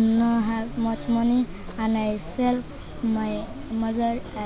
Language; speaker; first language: English; non-native, learner; Kannada